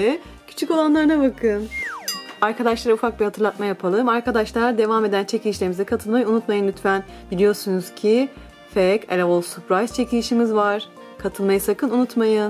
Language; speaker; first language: Turkish; native; Turkish